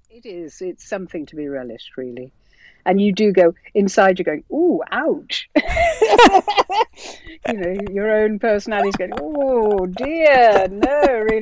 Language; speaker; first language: English; native; English